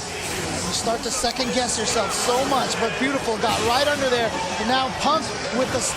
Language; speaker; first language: English; native; English